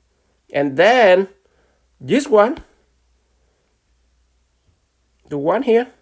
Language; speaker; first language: English; non-native, fluent; Vietnamese